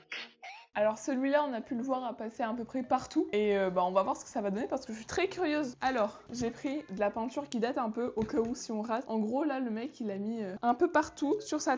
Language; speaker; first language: French; native; French